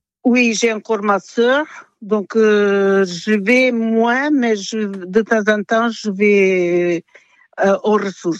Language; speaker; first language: French; non-native, fluent; Portuguese